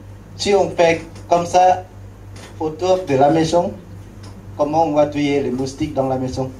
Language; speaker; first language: French; non-native, learner; Lao